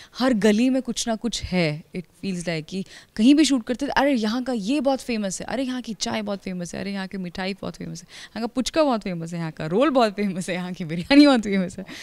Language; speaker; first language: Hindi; native; Hindi